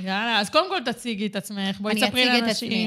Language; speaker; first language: Hebrew; native; Hebrew